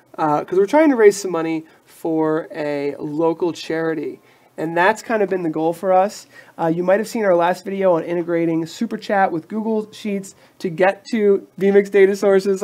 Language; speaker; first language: English; native; English